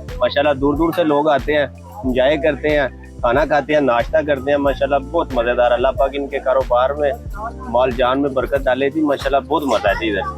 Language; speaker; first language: Urdu; non-native, local second language; Punjabi